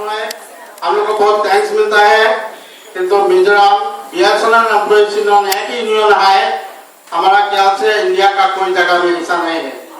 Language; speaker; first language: Hindi; non-native, local second language; Mizo